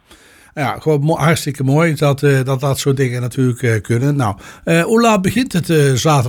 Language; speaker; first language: Dutch; native; Dutch